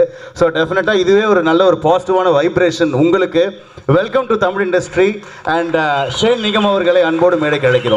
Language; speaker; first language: Tamil; native; Tamil